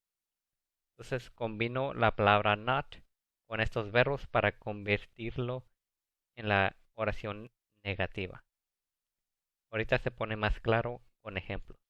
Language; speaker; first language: Spanish; early bilingual, heritage; Spanish